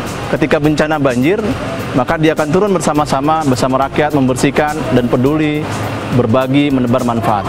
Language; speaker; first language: Indonesian; native; Indonesian